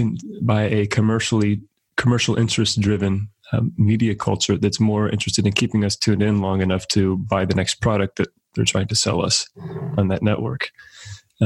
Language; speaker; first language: English; native; English